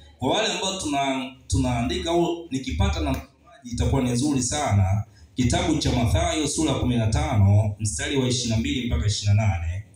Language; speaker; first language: Swahili; native; Swahili